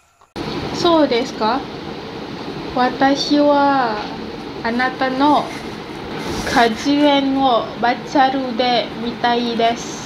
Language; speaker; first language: Japanese; non-native, learner; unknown